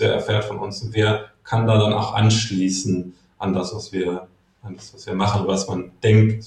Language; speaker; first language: German; native; German